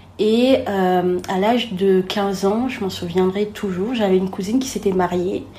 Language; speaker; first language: French; non-native, local second language; Wolof